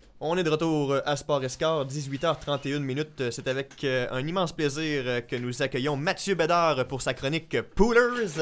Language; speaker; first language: French; native; French